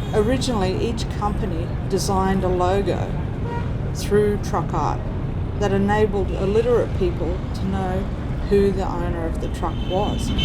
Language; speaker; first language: English; native; English